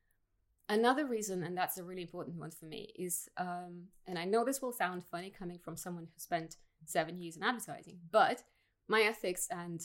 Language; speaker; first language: English; non-native, fluent; Russian